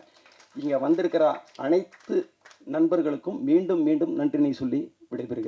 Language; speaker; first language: Tamil; native; Tamil